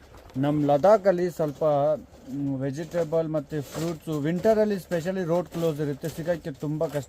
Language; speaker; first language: Kannada; non-native, fluent; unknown